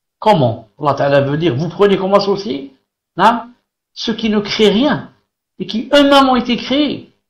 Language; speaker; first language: French; non-native, local second language; Arabic